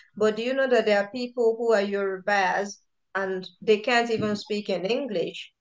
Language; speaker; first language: English; non-native, local second language; Yoruba